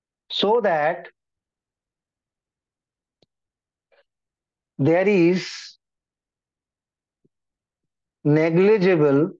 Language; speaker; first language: English; non-native, local second language; Hindi